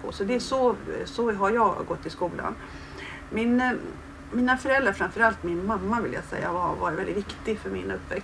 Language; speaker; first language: Swedish; native; Swedish